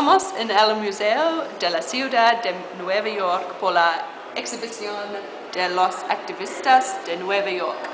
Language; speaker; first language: Spanish; non-native, learner; English